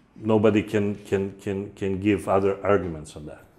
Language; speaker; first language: English; non-native, learner; Macedonian